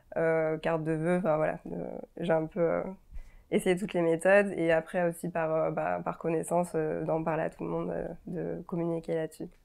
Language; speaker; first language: French; native; French